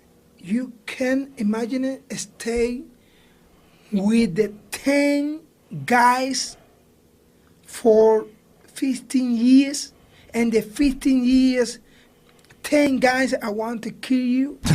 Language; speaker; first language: English; non-native, learner; Spanish